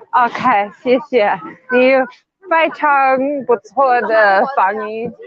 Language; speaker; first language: Chinese; non-native, learner; Afrikaans